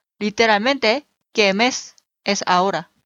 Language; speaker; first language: Spanish; non-native, fluent; Korean